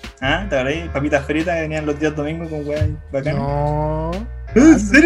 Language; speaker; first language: Spanish; native; Spanish